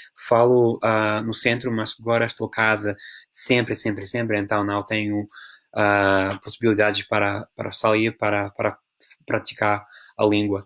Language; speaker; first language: Portuguese; non-native, fluent; English